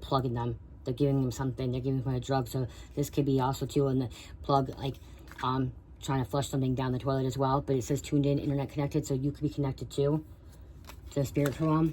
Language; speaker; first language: English; native; English